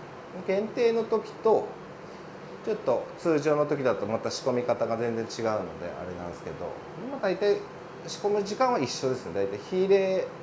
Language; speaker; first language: Japanese; native; Japanese